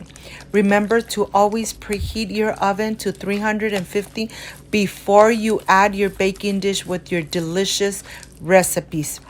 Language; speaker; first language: English; non-native, fluent; Spanish